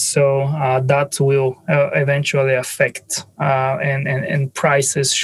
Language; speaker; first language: English; non-native, fluent; Bulgarian